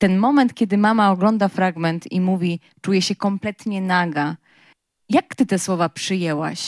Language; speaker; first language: Polish; native; Polish